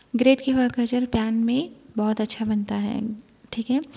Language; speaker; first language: Hindi; non-native, local second language; Urdu